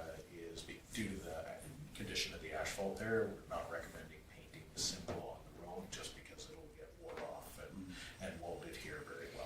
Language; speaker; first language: English; native; English